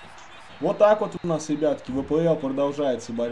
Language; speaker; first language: Russian; native; Russian